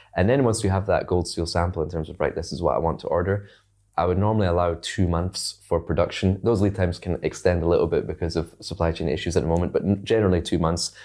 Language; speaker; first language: English; native; English